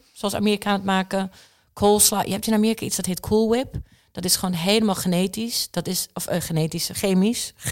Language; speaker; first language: Dutch; early bilingual, other home language; Czech